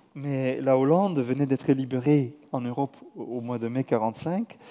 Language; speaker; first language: French; non-native, fluent; Dutch